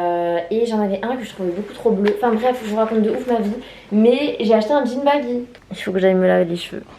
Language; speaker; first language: French; native; French